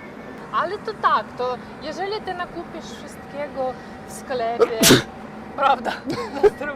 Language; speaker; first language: Polish; non-native, learner; Ukrainian